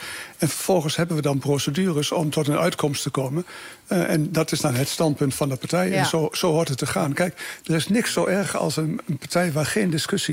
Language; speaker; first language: Dutch; native; Dutch